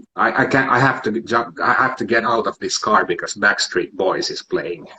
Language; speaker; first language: English; non-native, fluent; Finnish